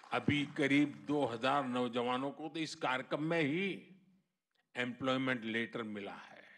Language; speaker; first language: Hindi; non-native, local second language; Gujarati